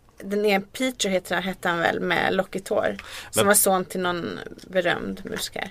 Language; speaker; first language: Swedish; native; Swedish